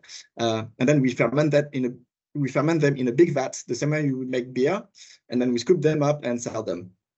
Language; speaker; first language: English; non-native, fluent; French